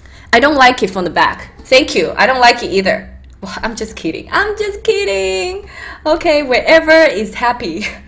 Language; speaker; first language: English; early bilingual, other home language; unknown